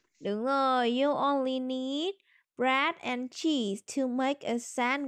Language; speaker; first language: English; non-native, learner; Vietnamese